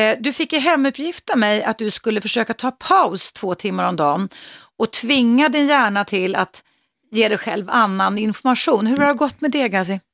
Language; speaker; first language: Swedish; native; Swedish